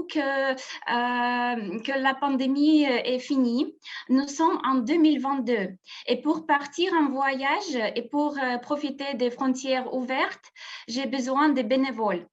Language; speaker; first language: French; non-native, fluent; Russian